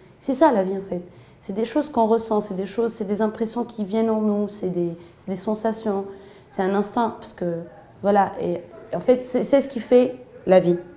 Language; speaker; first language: French; non-native, local second language; Arabic